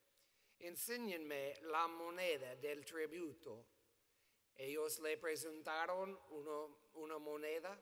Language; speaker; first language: Spanish; non-native, learner; English